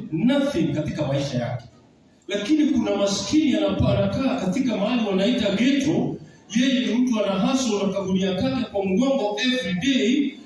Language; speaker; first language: Swahili; non-native, local second language; Gusii